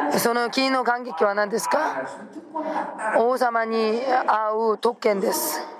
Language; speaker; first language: Japanese; non-native, fluent; Korean